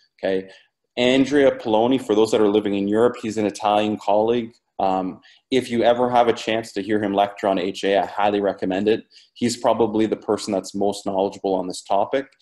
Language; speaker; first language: English; native; English